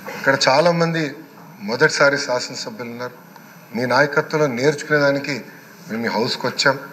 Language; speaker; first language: Telugu; native; Telugu